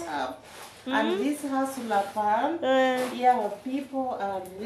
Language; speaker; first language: English; non-native, local second language; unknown